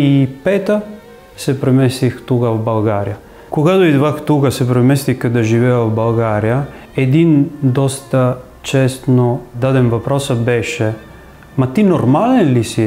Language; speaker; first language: Bulgarian; non-native, fluent; Italian